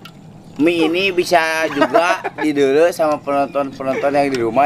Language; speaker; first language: Indonesian; non-native, local second language; Sundanese